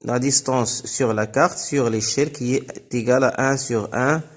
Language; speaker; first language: French; non-native, local second language; Arabic